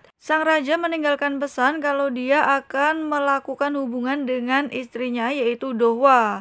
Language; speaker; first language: Indonesian; native; Indonesian